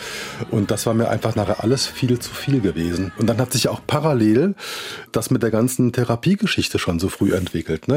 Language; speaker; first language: German; native; German